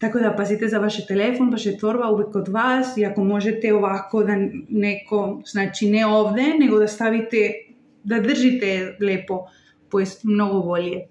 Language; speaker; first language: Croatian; non-native, learner; Spanish